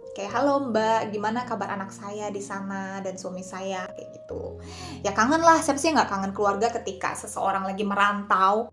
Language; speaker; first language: Indonesian; native; Indonesian